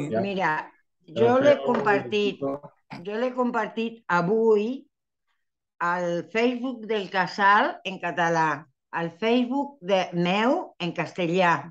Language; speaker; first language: Catalan; early bilingual, heritage; Spanish